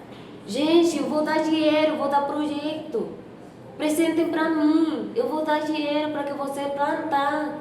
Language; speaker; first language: Portuguese; non-native, fluent; Spanish